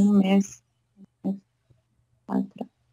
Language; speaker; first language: Spanish; non-native, fluent; Italian